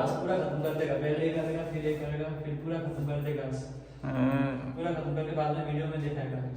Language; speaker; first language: Hindi; non-native, local second language; Bangla